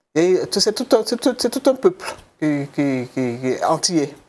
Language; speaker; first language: French; native; French